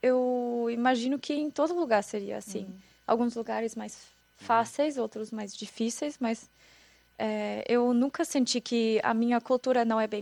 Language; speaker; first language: Portuguese; non-native, fluent; German